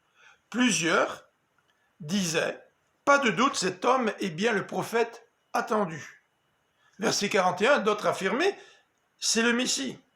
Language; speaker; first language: French; native; French